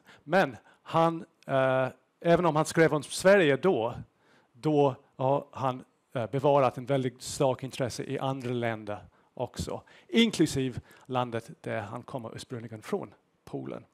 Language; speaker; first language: Swedish; non-native, fluent; English